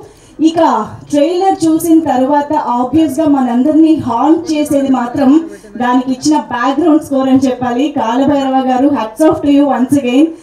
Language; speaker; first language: Telugu; native; Telugu